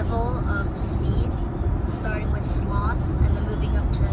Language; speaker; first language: English; native; English